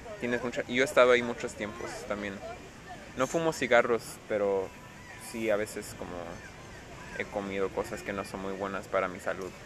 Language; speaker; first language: Spanish; early bilingual, heritage; Spanish